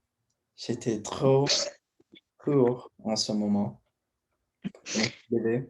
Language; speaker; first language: French; non-native, learner; English